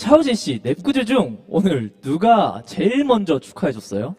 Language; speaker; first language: Korean; native; Korean